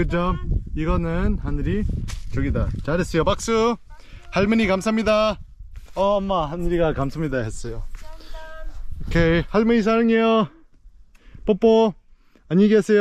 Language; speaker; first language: Korean; early bilingual, heritage; Korean